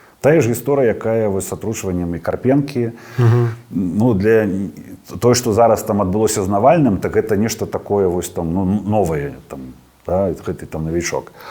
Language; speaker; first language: Belarusian; non-native, local second language; Russian